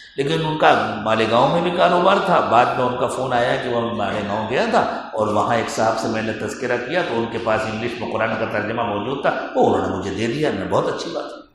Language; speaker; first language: Urdu; native; Urdu